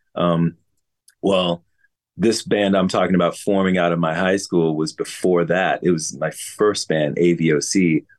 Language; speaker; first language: English; native; English